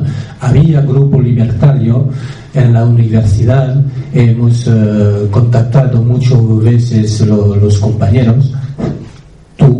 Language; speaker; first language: Spanish; non-native, fluent; French